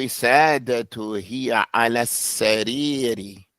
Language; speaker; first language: Arabic; non-native, fluent; English